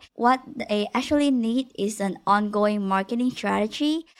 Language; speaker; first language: English; non-native, fluent; Vietnamese